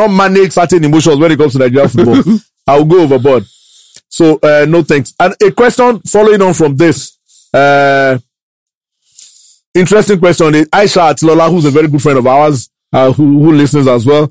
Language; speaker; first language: English; non-native, local second language; Yoruba